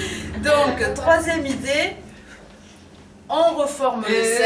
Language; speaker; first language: French; native; French